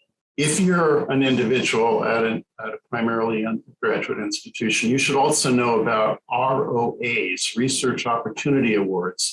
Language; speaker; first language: English; native; English